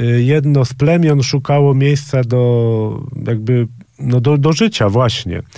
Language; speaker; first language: Polish; native; Polish